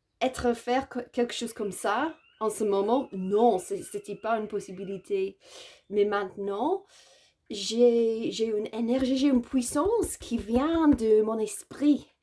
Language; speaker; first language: French; non-native, learner; English